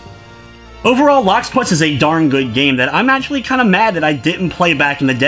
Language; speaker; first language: English; native; English